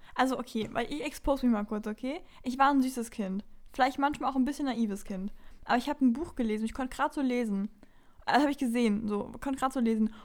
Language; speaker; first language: German; native; German